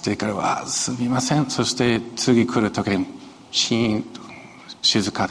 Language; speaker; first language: Japanese; non-native, fluent; Chinese